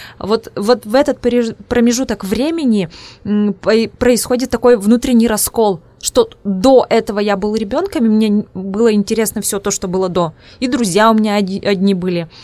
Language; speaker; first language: Russian; non-native, local second language; Udmurt